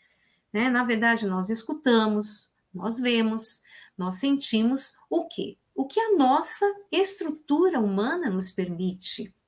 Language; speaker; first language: Portuguese; native; Portuguese